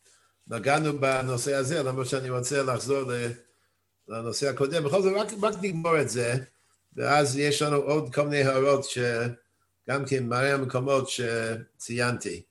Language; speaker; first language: Hebrew; non-native, fluent; English